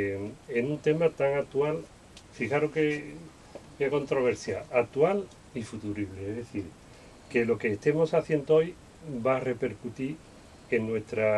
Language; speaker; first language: Spanish; native; Spanish